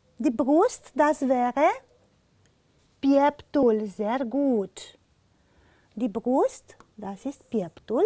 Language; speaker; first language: German; non-native, fluent; Romanian